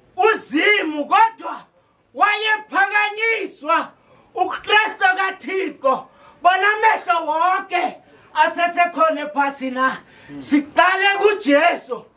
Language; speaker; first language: Zulu; non-native, local second language; South Ndebele